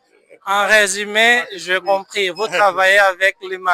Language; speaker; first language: French; non-native, fluent; Portuguese